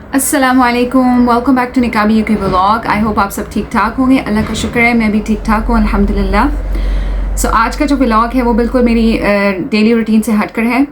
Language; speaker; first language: Urdu; native; Urdu